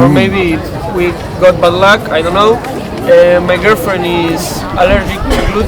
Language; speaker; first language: English; non-native, learner; Spanish